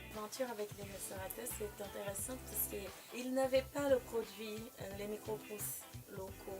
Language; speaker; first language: French; non-native, fluent; Portuguese